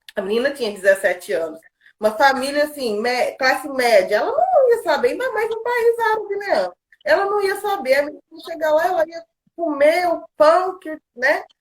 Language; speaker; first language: Portuguese; native; Portuguese